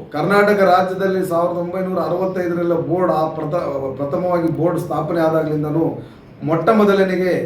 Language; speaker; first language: Kannada; non-native, local second language; Urdu